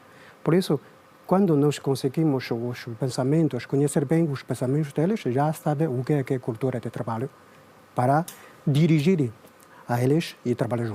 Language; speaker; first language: Portuguese; non-native, learner; Chinese